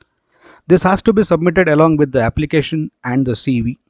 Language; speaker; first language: English; non-native, local second language; Marathi